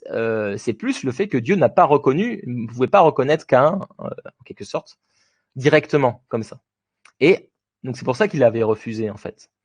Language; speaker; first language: French; native; French